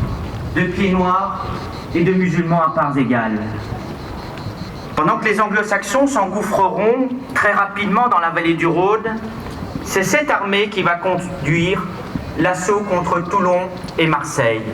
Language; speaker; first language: French; native; French